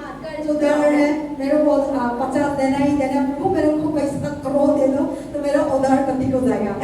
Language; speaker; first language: Hindi; non-native, local second language; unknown